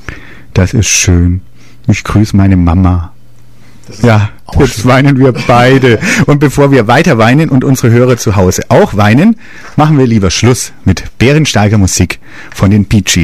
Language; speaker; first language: German; native; German